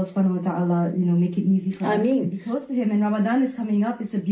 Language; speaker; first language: English; non-native, local second language; Malay